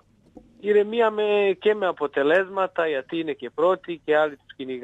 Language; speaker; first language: Greek; non-native, fluent; Serbian